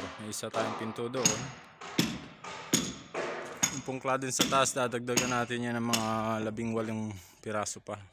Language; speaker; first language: Filipino; native; Filipino